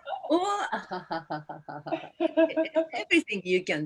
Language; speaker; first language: English; non-native, learner; Japanese